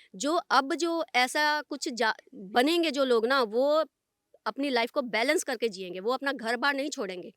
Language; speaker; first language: Hindi; non-native, local second language; Punjabi